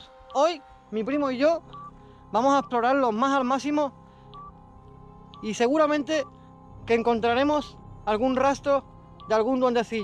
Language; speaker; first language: Spanish; native; Spanish